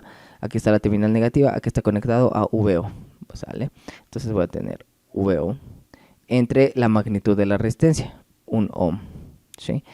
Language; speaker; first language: Spanish; native; Spanish